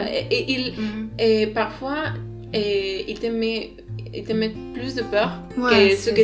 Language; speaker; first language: French; non-native, learner; Spanish